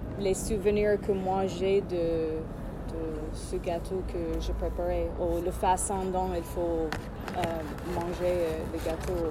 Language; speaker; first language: French; non-native, fluent; English